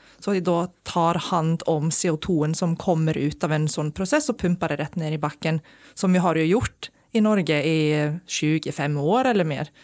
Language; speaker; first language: Norwegian; non-native, fluent; Icelandic